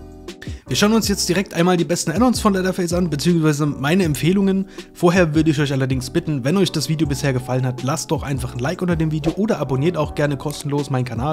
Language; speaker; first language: German; native; German